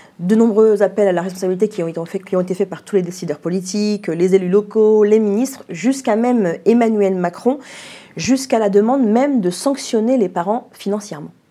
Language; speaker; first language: French; native; French